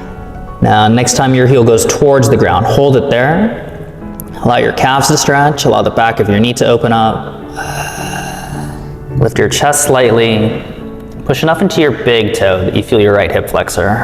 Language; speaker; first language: English; native; English